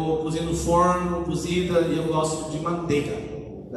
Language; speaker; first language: Portuguese; native; Portuguese